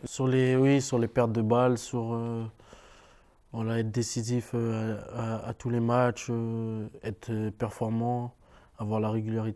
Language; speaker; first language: French; native; French